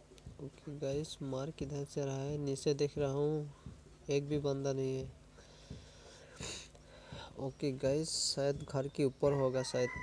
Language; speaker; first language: Hindi; non-native, local second language; Assamese